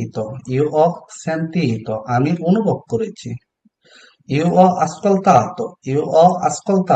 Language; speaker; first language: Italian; non-native, fluent; Bangla